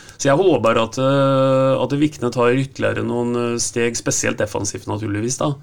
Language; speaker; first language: Norwegian; native; Norwegian